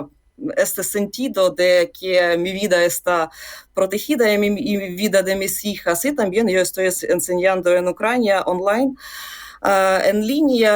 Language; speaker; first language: Spanish; non-native, fluent; Ukrainian